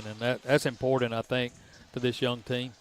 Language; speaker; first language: English; native; English